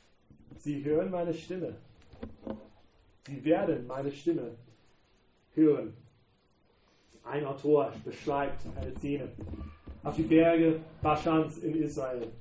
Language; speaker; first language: German; non-native, fluent; English